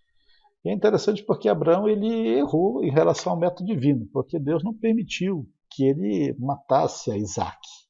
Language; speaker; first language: Portuguese; native; Portuguese